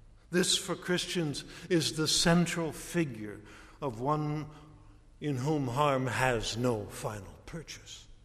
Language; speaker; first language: English; native; English